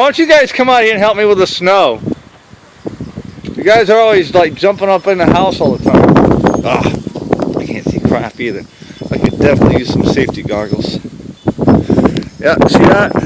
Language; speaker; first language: English; native; English